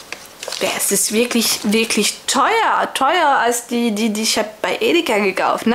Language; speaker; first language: German; non-native, fluent; French